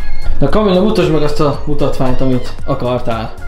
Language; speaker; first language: Hungarian; native; Hungarian